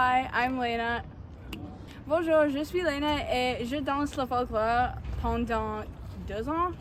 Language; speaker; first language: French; non-native, learner; English